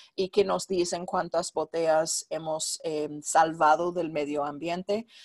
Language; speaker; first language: Spanish; non-native, fluent; English